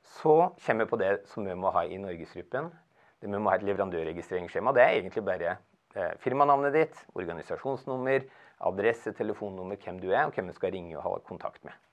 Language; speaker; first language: Norwegian; native; Norwegian